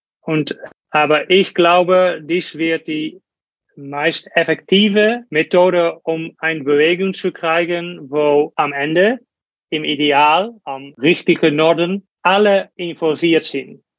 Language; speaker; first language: German; non-native, learner; Dutch